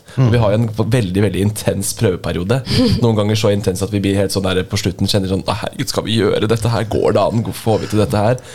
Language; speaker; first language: Norwegian; native; Norwegian